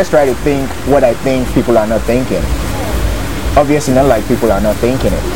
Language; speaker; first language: English; non-native, local second language; Yoruba